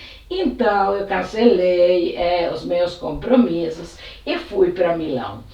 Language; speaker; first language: Portuguese; non-native, fluent; Italian